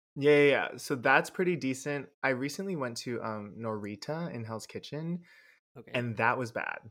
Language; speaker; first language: English; native; English